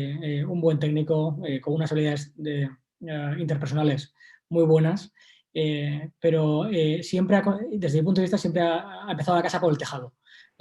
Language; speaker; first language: Spanish; native; Spanish